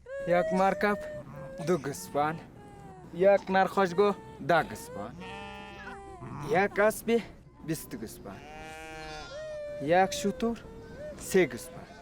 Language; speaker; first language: Persian; non-native, local second language; Kyrgyz